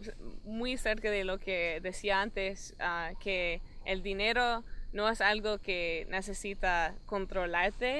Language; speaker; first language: Spanish; non-native, fluent; English